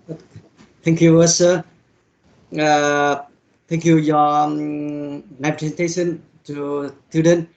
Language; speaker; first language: English; non-native, learner; Vietnamese